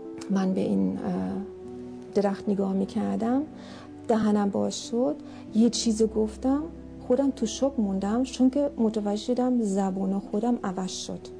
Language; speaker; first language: Persian; non-native, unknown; German